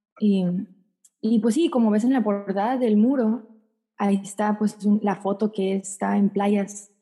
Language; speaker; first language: Spanish; early bilingual, heritage; Spanish